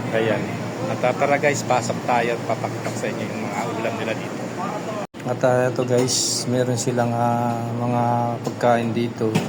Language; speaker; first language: Filipino; non-native, local second language; Pampanga